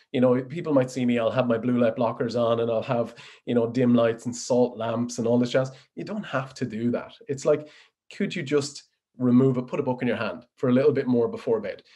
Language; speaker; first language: English; native; English